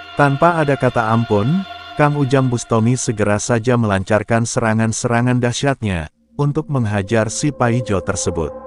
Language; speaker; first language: Indonesian; native; Indonesian